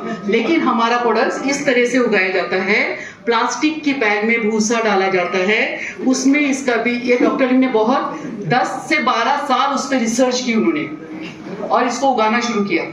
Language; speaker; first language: Hindi; native; Hindi